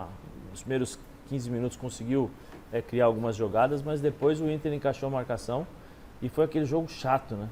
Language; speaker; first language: Portuguese; native; Portuguese